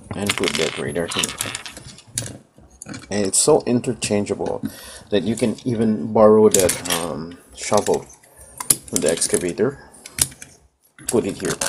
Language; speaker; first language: English; non-native, local second language; Cebuano